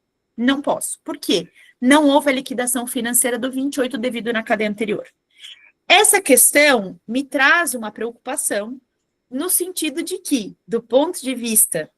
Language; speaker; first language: Portuguese; native; Portuguese